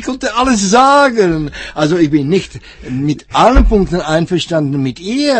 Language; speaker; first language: German; non-native, fluent; Czech